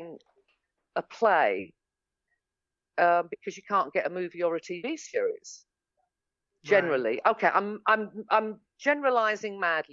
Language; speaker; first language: English; native; English